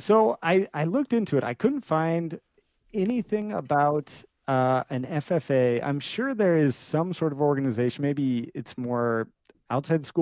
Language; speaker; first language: English; native; English